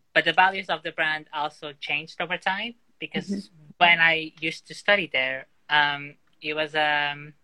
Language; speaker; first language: English; non-native, fluent; Portuguese